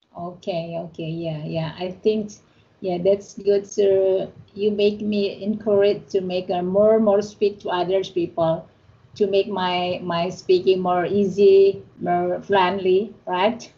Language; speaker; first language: English; non-native, learner; Indonesian